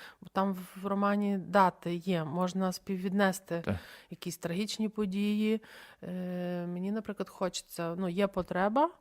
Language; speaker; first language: Ukrainian; native; Ukrainian